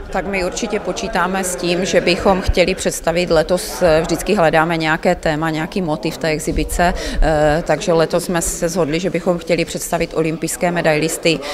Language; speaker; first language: Czech; native; Czech